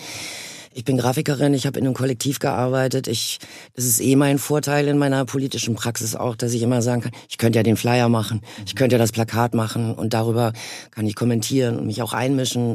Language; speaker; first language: German; native; German